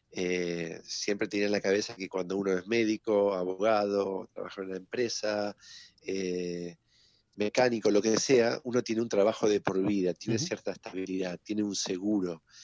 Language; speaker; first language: Spanish; native; Spanish